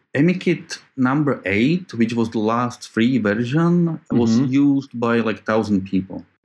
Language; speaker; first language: English; non-native, fluent; Slovak